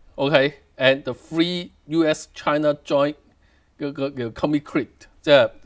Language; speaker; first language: English; non-native, local second language; Cantonese